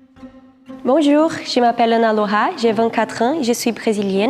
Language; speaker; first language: French; non-native, fluent; Portuguese